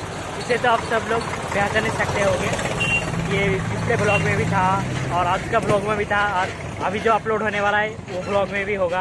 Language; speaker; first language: Hindi; non-native, local second language; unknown